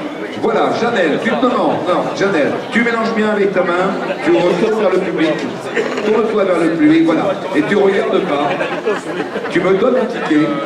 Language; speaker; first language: French; native; French